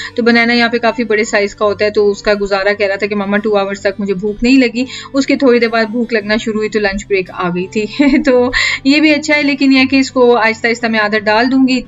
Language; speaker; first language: Urdu; native; Urdu